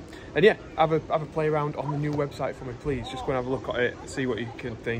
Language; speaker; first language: English; native; English